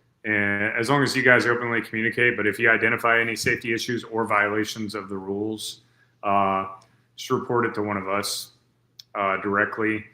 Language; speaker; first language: English; native; English